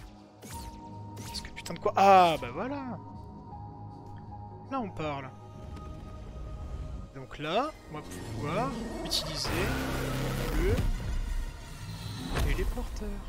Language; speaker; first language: French; native; French